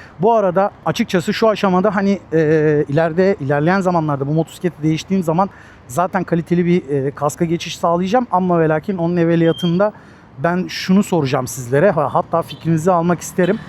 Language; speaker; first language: Turkish; native; Turkish